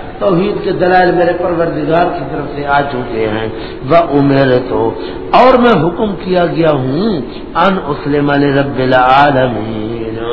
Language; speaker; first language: Urdu; non-native, local second language; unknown